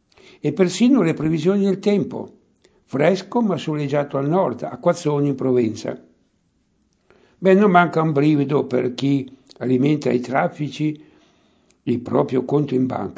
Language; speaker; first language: Italian; native; Italian